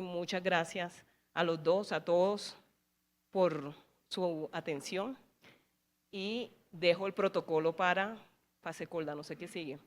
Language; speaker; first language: Spanish; native; Spanish